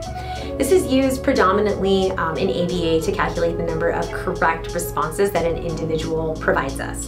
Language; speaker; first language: English; native; English